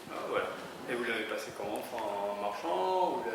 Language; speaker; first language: French; non-native, fluent; Spanish